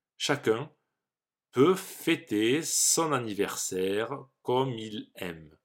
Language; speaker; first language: French; native; French